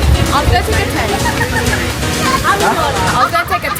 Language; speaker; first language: English; non-native, local second language; Filipino